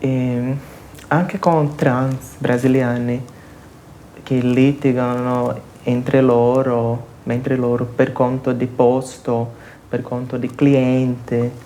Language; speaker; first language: Italian; non-native, fluent; Portuguese